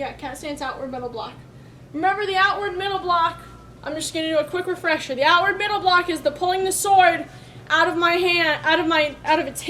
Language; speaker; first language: English; native; English